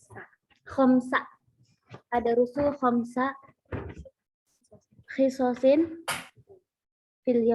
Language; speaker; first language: Arabic; non-native, learner; Indonesian